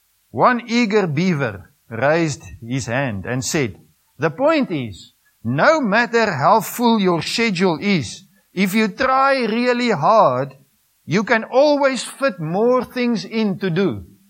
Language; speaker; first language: English; non-native, local second language; Afrikaans